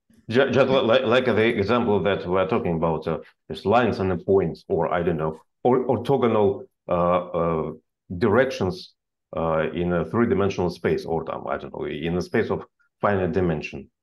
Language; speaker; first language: English; non-native, fluent; Russian